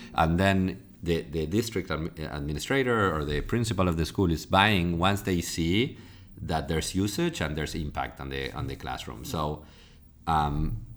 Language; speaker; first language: English; non-native, fluent; Spanish